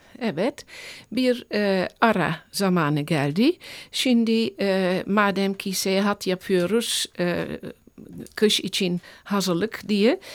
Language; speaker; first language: Turkish; non-native, fluent; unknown